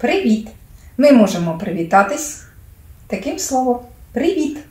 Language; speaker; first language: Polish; non-native, learner; Ukrainian